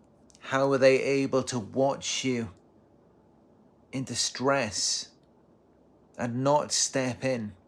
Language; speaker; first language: English; native; English